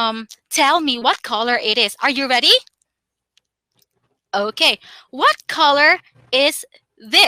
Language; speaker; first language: English; non-native, local second language; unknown